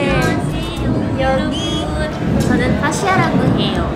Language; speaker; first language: Korean; non-native, learner; Indonesian